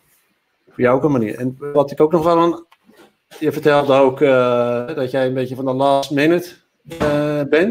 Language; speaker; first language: Dutch; native; Dutch